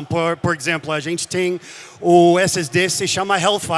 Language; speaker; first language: Portuguese; non-native, fluent; English